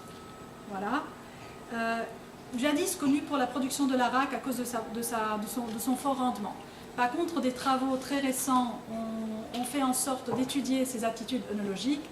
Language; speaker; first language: French; non-native, local second language; Arabic